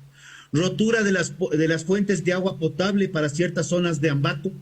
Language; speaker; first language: Spanish; native; Spanish